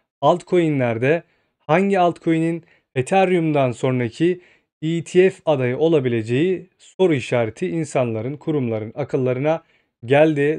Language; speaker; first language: Turkish; native; Turkish